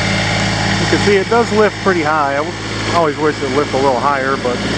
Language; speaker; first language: English; native; English